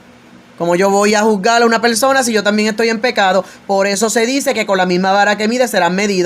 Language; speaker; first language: Spanish; native; Spanish